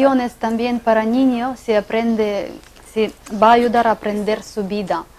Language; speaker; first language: Spanish; non-native, learner; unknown